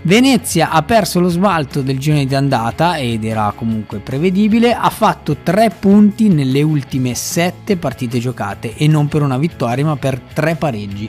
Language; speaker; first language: Italian; native; Italian